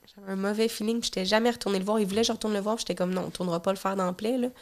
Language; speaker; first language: French; native; French